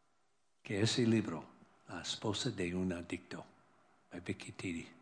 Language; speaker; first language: Spanish; non-native, learner; English